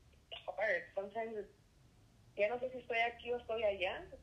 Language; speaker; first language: Spanish; early bilingual, heritage; Spanish